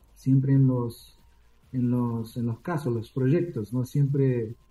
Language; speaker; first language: Spanish; early bilingual, heritage; Spanish